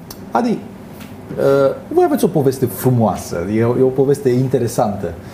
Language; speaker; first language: Romanian; native; Romanian